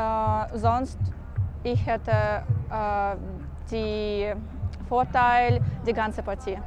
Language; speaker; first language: German; non-native, learner; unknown